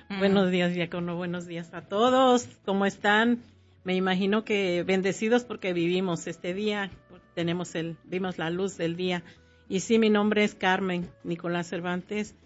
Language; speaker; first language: Spanish; native; Spanish